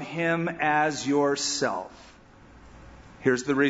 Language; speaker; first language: English; native; English